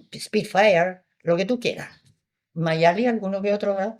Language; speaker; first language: Spanish; early bilingual, other home language; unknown